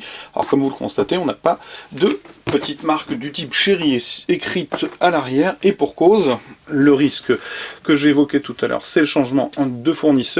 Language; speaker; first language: French; native; French